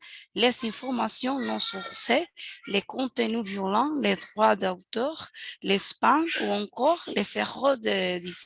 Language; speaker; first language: French; non-native, learner; Spanish